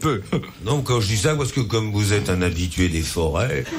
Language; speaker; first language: French; native; French